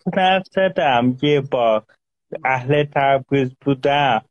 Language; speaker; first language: Persian; non-native, local second language; Azerbaijani